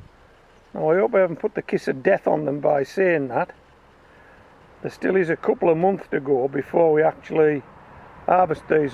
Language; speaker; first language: English; native; English